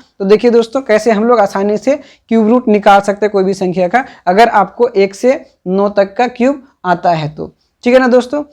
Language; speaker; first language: Hindi; native; Hindi